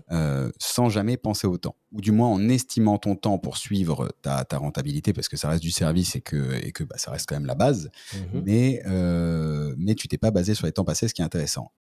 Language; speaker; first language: French; native; French